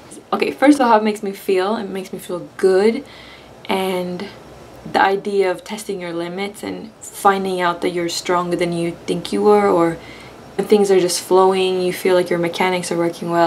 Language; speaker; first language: English; non-native, fluent; Swedish